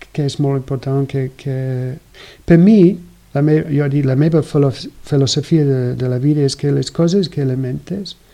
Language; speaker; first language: Catalan; non-native, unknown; English